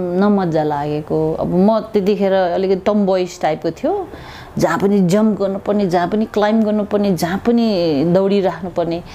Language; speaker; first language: Nepali; non-native, local second language; Tibetan